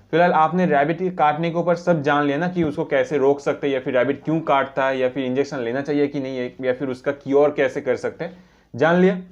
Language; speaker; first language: Hindi; non-native, local second language; Bangla